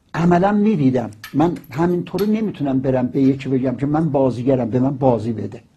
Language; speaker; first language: Persian; non-native, local second language; Azerbaijani